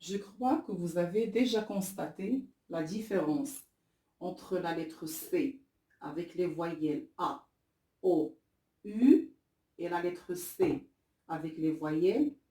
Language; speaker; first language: French; non-native, local second language; Arabic